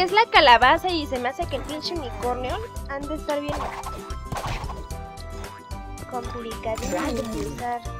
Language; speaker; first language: Spanish; native; Spanish